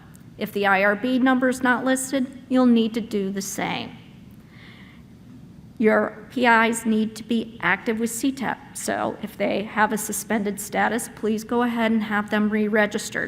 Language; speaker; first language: English; native; English